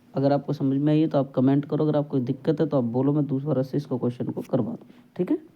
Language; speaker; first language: Hindi; native; Hindi